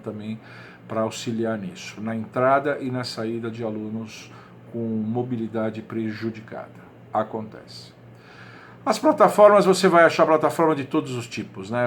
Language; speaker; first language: Portuguese; native; Portuguese